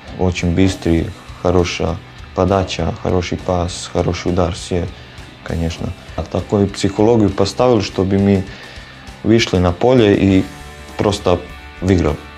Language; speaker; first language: Russian; non-native, learner; Serbian